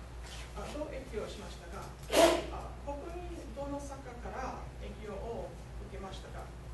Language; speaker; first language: Japanese; non-native, learner; English